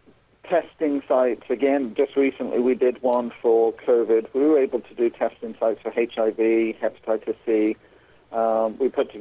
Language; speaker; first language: English; native; English